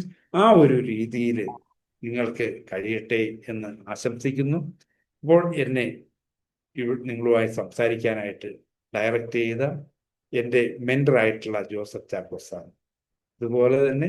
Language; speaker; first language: Malayalam; native; Malayalam